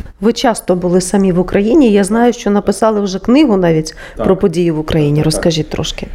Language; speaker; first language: Ukrainian; native; Ukrainian